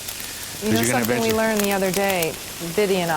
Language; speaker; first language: English; native; English